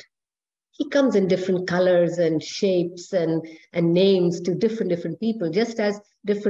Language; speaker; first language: English; non-native, local second language; Hindi